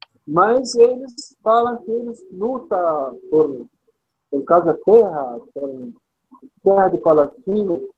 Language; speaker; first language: Portuguese; non-native, fluent; Arabic